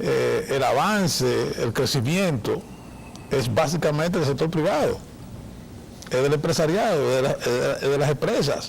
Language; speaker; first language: Spanish; native; Spanish